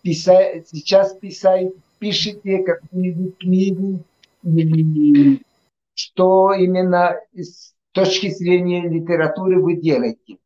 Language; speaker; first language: Russian; non-native, fluent; Spanish